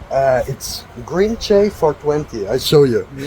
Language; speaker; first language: English; non-native, learner; German